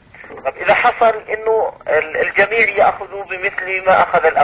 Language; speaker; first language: Arabic; native; Arabic